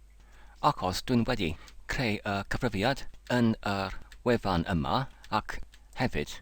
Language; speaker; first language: Welsh; non-native, learner; English